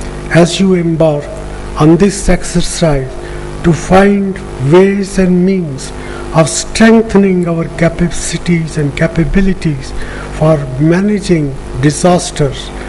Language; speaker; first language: English; non-native, local second language; Punjabi